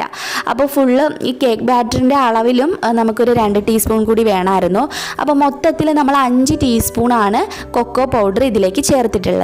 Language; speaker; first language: Malayalam; native; Malayalam